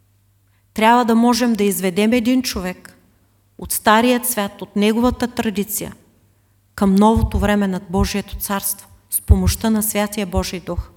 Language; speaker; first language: Bulgarian; native; Bulgarian